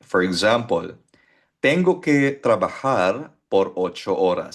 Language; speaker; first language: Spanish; non-native, fluent; Filipino